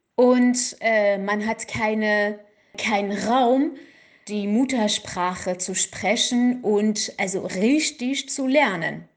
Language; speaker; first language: German; non-native, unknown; Kurdish